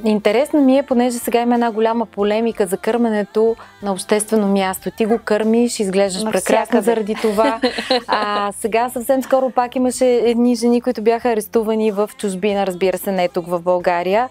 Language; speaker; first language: Bulgarian; native; Bulgarian